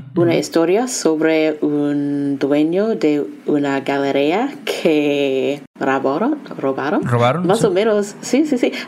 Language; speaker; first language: Spanish; non-native, learner; English